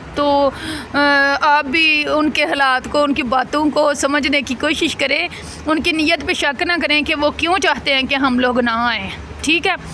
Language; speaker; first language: Urdu; non-native, local second language; Punjabi